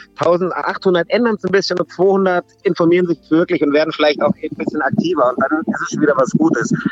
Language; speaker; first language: German; native; German